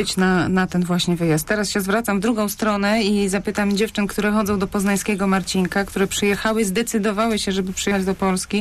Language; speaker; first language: Polish; native; Polish